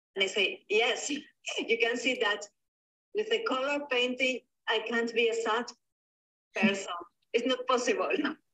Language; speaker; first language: English; non-native, learner; Spanish